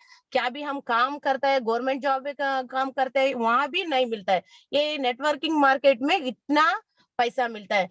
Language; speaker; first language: Hindi; non-native, local second language; Kannada